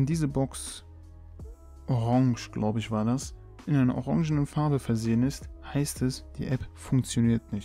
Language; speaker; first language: German; native; German